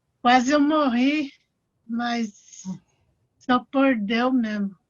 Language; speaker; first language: Portuguese; non-native, local second language; Guarani